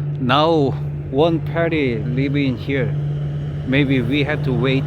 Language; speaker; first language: English; non-native, learner; Korean